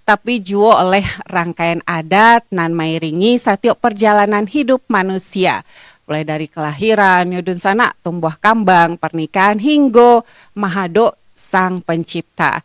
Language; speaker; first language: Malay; non-native, local second language; Minangkabau